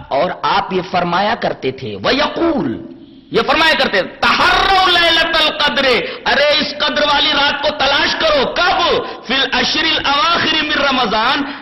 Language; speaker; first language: Urdu; native; Urdu